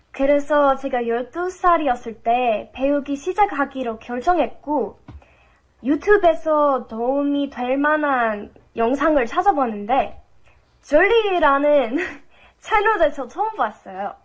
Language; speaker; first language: Korean; non-native, fluent; English